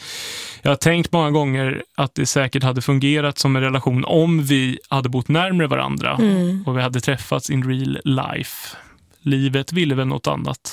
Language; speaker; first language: Swedish; native; Swedish